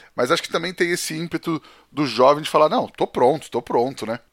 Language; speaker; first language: Portuguese; native; Portuguese